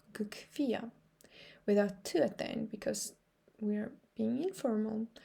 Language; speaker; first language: English; non-native, fluent; Georgian